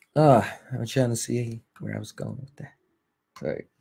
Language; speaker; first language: English; native; English